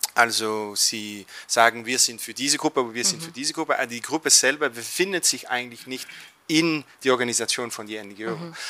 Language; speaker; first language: German; non-native, fluent; Dutch